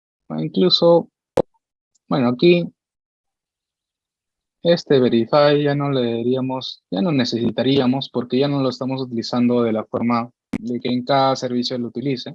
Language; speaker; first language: Spanish; native; Spanish